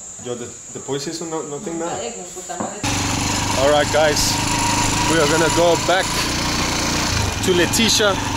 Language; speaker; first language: Portuguese; non-native, learner; English